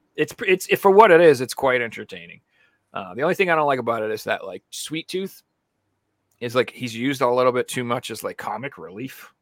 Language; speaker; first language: English; native; English